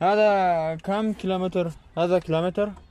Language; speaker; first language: Arabic; non-native, learner; Tajik